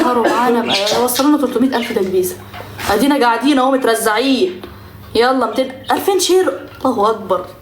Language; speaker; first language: Arabic; native; Arabic